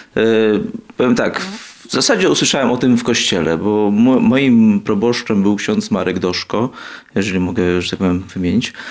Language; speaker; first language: Polish; native; Polish